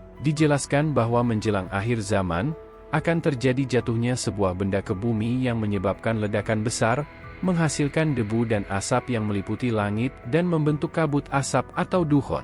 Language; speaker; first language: Indonesian; native; Indonesian